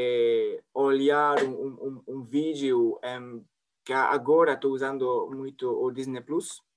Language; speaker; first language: Portuguese; non-native, fluent; French